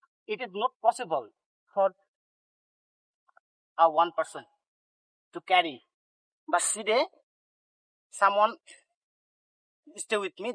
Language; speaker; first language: English; non-native, learner; Bangla